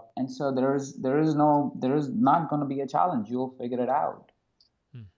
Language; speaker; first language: English; non-native, local second language; Hindi